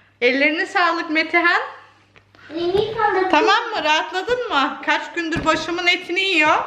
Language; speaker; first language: Turkish; early bilingual, heritage; Turkish